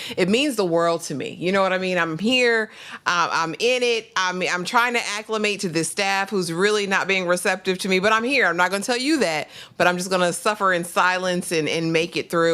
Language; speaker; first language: English; native; English